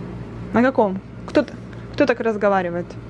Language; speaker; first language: Russian; native; Russian